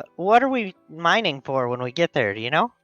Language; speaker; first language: English; native; English